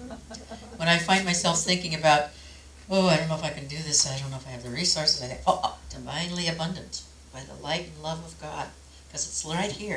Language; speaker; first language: English; native; English